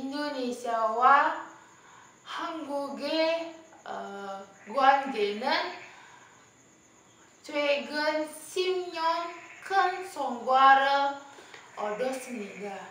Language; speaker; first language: Korean; non-native, learner; Indonesian